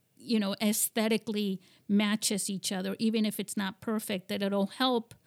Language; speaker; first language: English; early bilingual, heritage; English